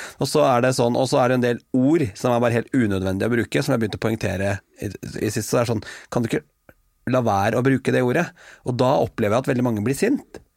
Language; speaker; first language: Norwegian; native; Norwegian